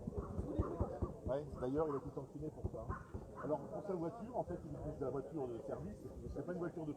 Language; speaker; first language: French; native; French